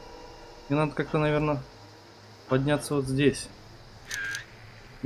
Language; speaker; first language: Russian; native; Russian